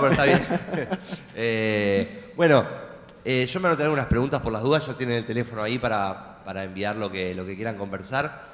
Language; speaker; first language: Spanish; native; Spanish